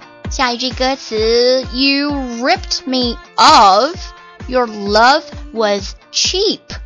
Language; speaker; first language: English; non-native, fluent; Chinese